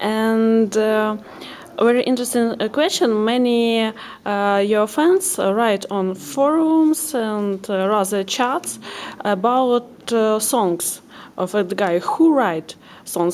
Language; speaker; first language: English; non-native, learner; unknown